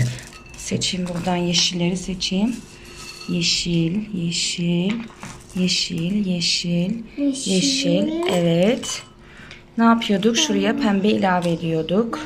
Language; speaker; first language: Turkish; native; Turkish